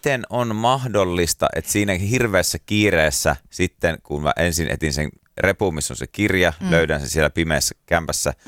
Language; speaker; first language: Finnish; native; Finnish